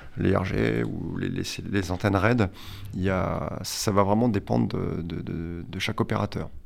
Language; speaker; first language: French; native; French